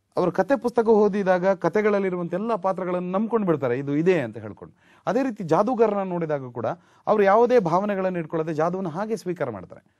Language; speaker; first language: Kannada; native; Kannada